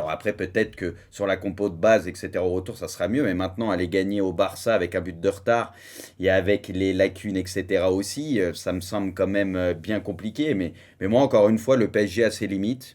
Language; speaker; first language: French; native; French